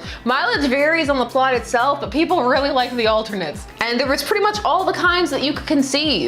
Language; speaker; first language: English; native; English